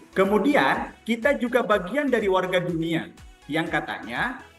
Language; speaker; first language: Indonesian; non-native, local second language; Madurese